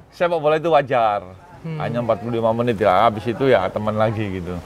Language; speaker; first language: Indonesian; native; Indonesian